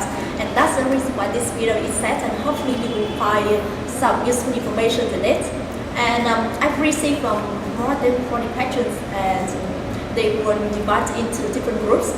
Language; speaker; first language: English; non-native, fluent; Vietnamese